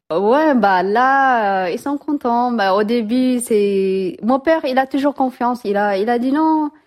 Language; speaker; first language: French; non-native, learner; Tigrinya